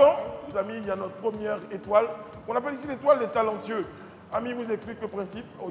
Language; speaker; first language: French; native; French